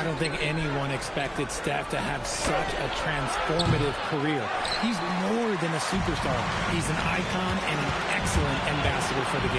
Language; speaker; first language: English; native; English